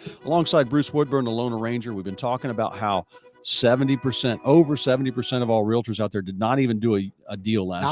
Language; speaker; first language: English; native; English